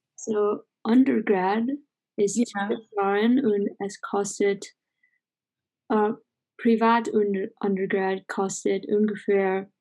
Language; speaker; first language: German; non-native, learner; English